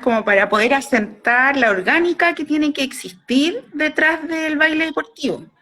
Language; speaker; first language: Spanish; native; Spanish